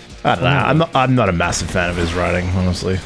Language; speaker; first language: English; native; English